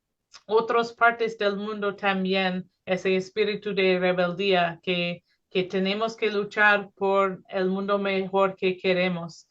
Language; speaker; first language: Spanish; non-native, fluent; English